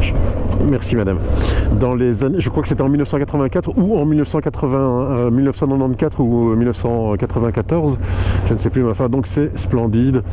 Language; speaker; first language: French; native; French